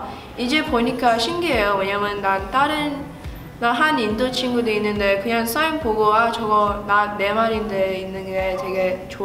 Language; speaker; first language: Korean; early bilingual, heritage; Korean